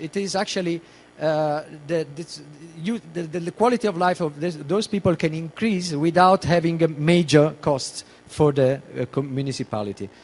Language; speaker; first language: English; non-native, fluent; Italian